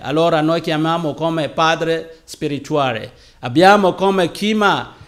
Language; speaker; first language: Italian; non-native, learner; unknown